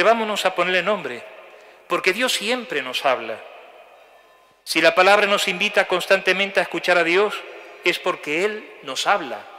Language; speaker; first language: Spanish; native; Spanish